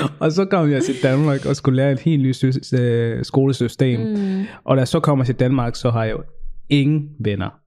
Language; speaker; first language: Danish; early bilingual, other home language; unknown